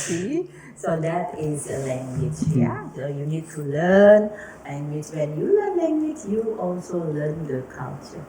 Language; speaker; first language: English; non-native, learner; Indonesian